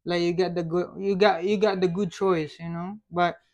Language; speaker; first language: English; non-native, local second language; Filipino